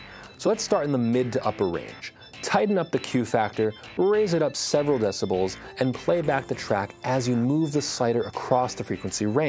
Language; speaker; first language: English; native; English